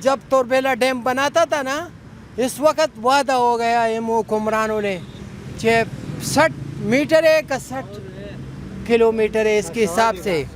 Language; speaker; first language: Hindi; non-native, local second language; Pashto